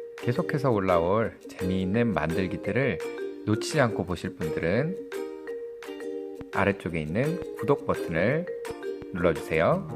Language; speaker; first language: Korean; native; Korean